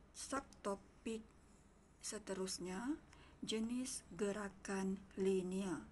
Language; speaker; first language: Malay; non-native, local second language; Iban